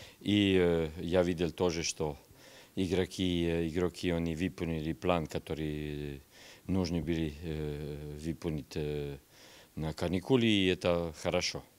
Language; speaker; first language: Russian; non-native, learner; Serbian